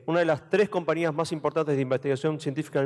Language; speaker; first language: Spanish; native; Spanish